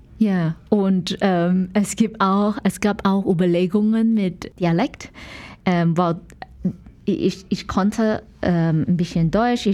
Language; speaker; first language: German; non-native, fluent; Chinese